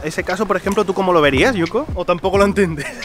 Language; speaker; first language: Spanish; native; Spanish